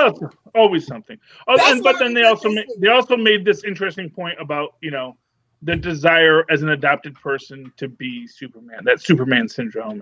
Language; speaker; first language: English; native; English